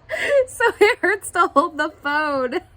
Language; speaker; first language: English; native; English